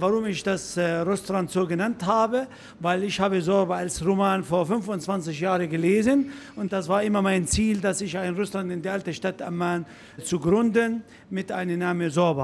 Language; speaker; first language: German; non-native, fluent; Arabic